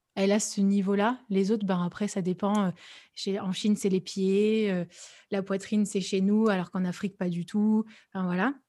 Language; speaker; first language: French; native; French